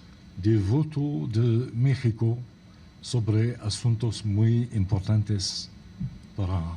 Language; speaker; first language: Spanish; non-native, fluent; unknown